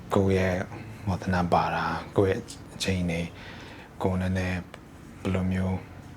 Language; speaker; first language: Burmese; early bilingual, heritage; Burmese